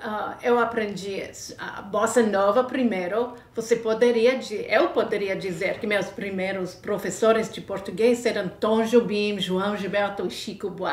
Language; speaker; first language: Portuguese; non-native, fluent; English